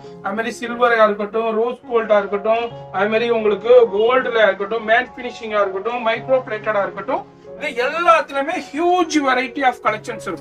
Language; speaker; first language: Tamil; native; Tamil